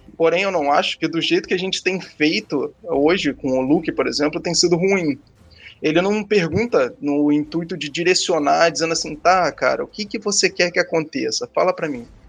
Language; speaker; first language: Portuguese; native; Portuguese